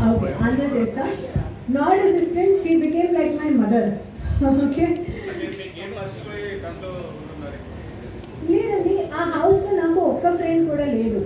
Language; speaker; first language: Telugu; non-native, learner; Hindi